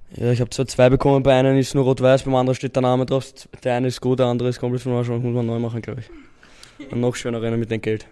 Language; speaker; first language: German; native; German